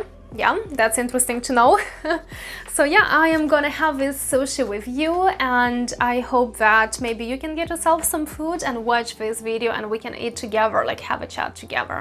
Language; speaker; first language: English; non-native, fluent; Russian